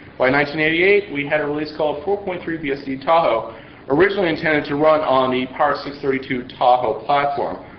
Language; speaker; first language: English; native; English